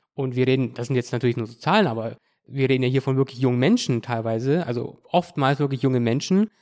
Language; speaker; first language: German; native; German